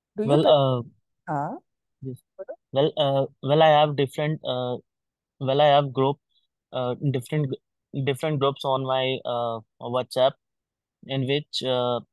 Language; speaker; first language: English; non-native, local second language; Punjabi